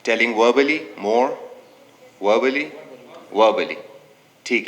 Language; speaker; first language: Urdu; non-native, local second language; Pashto